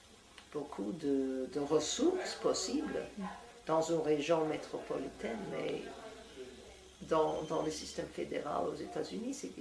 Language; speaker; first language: French; non-native, fluent; English